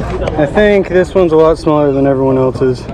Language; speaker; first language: English; native; English